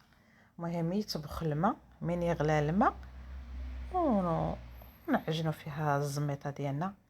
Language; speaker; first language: Arabic; native; Arabic